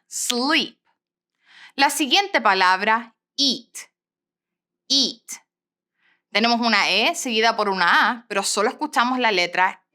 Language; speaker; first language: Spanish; non-native, fluent; English